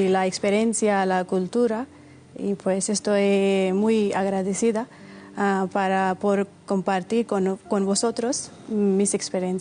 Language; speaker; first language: Spanish; non-native, fluent; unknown